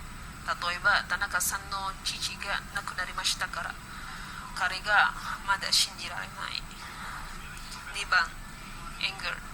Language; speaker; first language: Japanese; non-native, learner; Indonesian